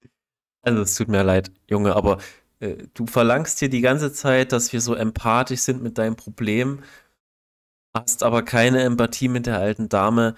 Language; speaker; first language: German; native; German